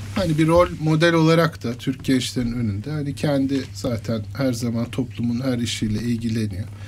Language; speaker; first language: Turkish; native; Turkish